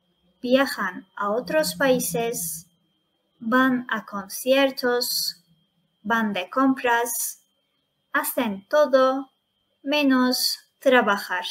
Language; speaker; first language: Spanish; non-native, fluent; Turkish